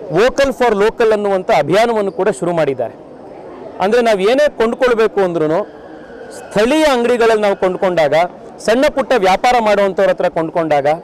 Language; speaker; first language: Kannada; native; Kannada